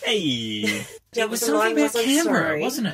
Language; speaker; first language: English; native; English